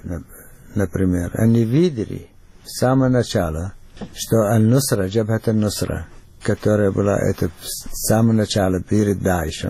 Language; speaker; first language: Russian; non-native, fluent; Arabic